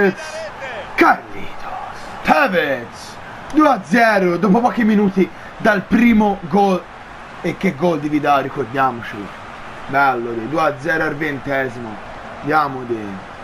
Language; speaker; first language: Italian; native; Italian